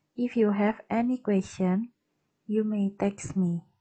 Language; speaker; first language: English; non-native, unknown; Indonesian